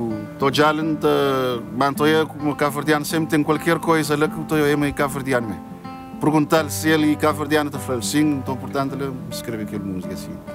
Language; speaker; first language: Portuguese; non-native, local second language; Kabuverdianu